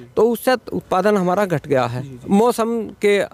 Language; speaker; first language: Hindi; native; Hindi